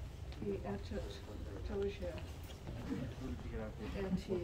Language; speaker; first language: Russian; non-native, learner; English